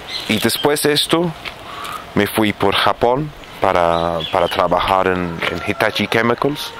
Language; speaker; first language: Spanish; non-native, fluent; Arabic